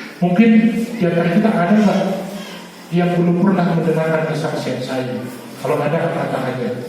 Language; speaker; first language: Indonesian; non-native, local second language; Batak Toba